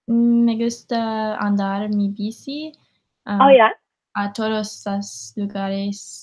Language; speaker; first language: Spanish; non-native, learner; English